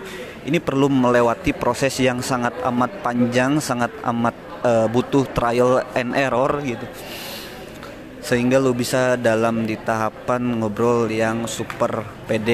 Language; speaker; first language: Indonesian; native; Indonesian